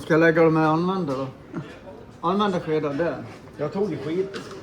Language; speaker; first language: Swedish; early bilingual, other home language; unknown